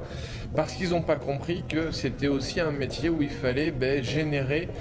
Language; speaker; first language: French; native; French